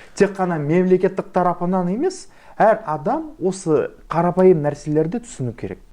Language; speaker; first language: Kazakh; non-native, local second language; Russian